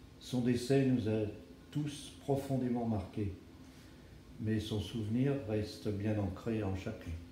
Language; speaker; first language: French; native; French